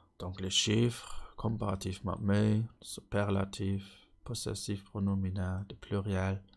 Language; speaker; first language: French; non-native, local second language; Luxembourgish